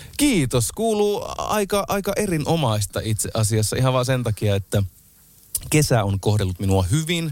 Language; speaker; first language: Finnish; native; Finnish